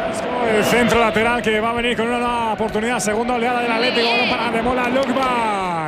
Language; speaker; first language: Spanish; native; Spanish